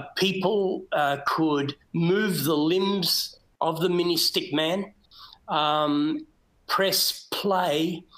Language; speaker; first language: English; native; English